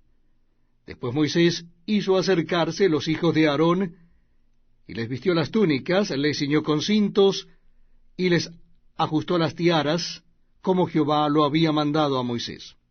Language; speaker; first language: Spanish; native; Spanish